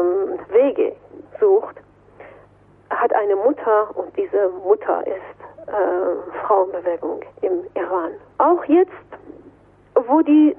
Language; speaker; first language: German; non-native, fluent; Persian